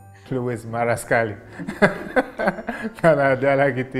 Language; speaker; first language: Indonesian; non-native, learner; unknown